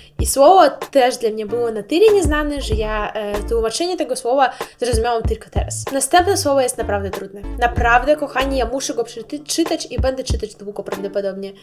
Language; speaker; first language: Polish; non-native, learner; Russian